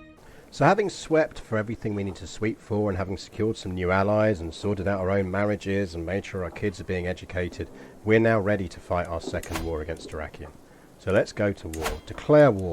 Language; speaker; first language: English; native; English